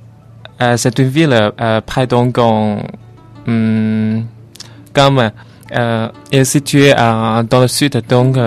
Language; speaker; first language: French; non-native, learner; Chinese